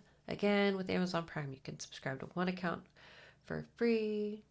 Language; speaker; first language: English; native; English